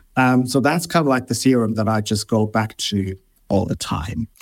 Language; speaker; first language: English; non-native, fluent; Finnish